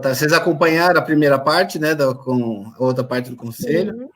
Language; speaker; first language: Portuguese; native; Portuguese